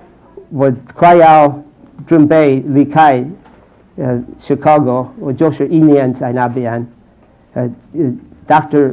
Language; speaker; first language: Chinese; non-native, fluent; English